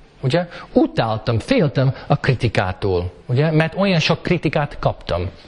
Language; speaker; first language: Hungarian; early bilingual, heritage; Hungarian